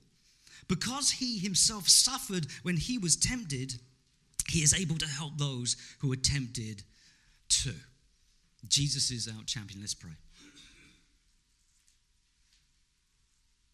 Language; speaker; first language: English; native; English